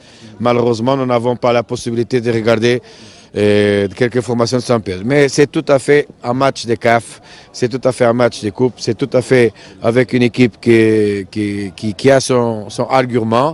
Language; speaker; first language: French; non-native, fluent; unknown